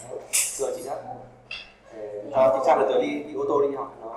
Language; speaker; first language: Chinese; non-native, fluent; Vietnamese